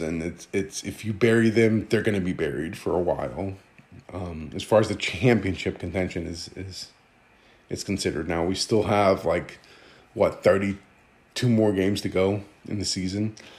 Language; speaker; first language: English; early bilingual, other home language; Greek